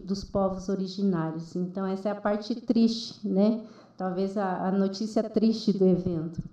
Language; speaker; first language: Portuguese; non-native, local second language; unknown